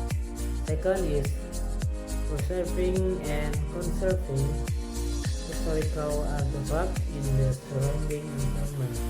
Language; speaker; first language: English; non-native, learner; Indonesian